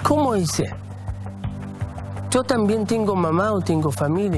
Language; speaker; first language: Spanish; non-native, learner; Arabic